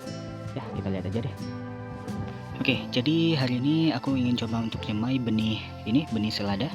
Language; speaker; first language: Indonesian; native; Indonesian